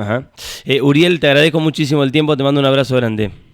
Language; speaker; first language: Spanish; native; Spanish